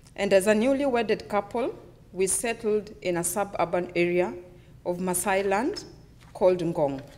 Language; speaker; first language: English; non-native, local second language; Luyia